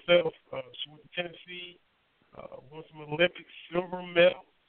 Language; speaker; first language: English; native; English